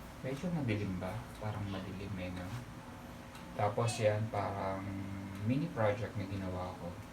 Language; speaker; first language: Filipino; non-native, local second language; Pampanga